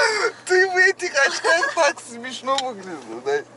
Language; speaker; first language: Russian; non-native, learner; Turkish